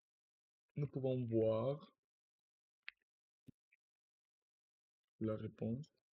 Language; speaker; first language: French; non-native, learner; Russian